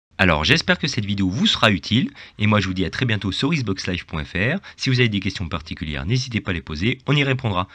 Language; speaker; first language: French; native; French